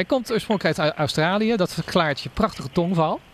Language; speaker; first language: Dutch; native; Dutch